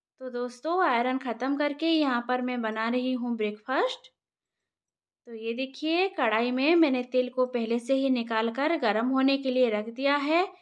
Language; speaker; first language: Hindi; non-native, local second language; Bangla